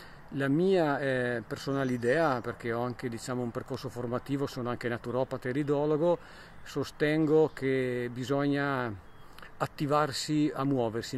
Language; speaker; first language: Italian; native; Italian